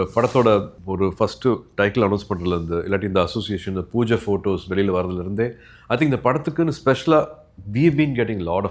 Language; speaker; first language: Tamil; native; Tamil